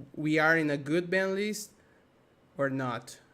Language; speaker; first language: English; non-native, learner; Portuguese